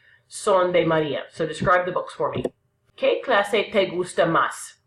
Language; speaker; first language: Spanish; non-native, fluent; English